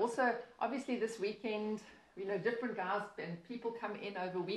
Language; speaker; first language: English; native; English